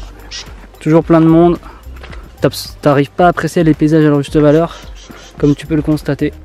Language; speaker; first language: French; native; French